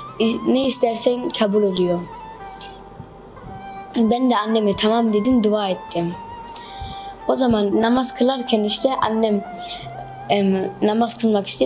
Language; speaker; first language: Turkish; early bilingual, heritage; Turkish